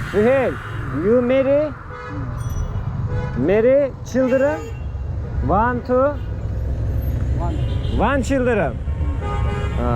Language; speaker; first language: English; non-native, learner; Turkish